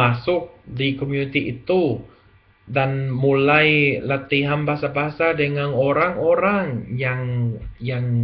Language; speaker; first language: Indonesian; non-native, learner; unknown